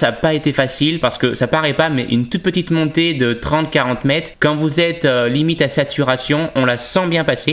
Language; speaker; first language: French; native; French